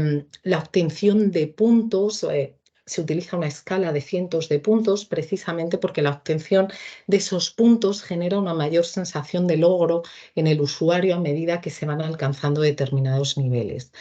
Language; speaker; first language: Spanish; native; Spanish